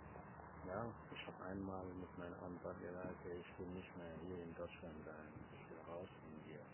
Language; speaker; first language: German; non-native, learner; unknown